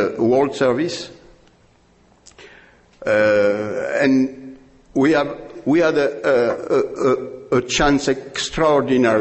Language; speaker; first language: English; non-native, learner; French